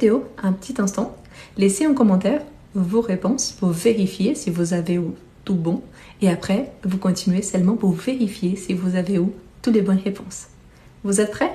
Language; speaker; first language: French; non-native, fluent; Portuguese